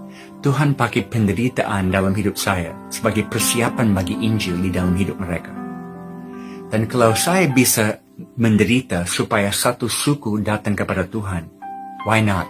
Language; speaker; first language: Indonesian; non-native, fluent; English